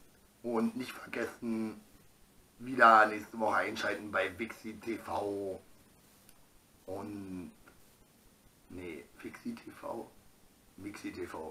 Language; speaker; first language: German; native; German